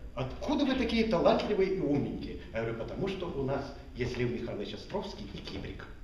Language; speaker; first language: Russian; non-native, local second language; Ukrainian